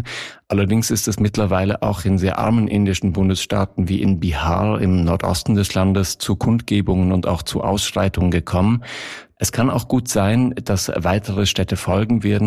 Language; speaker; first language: German; native; German